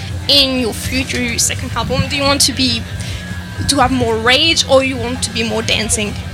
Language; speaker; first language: English; non-native, fluent; French